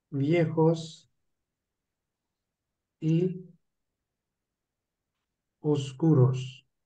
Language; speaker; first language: Spanish; non-native, fluent; Urdu